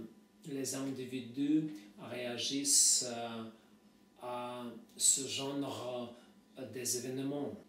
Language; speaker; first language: French; non-native, fluent; Russian